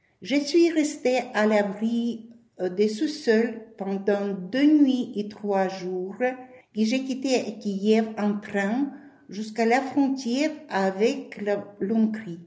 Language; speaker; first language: French; non-native, learner; Ukrainian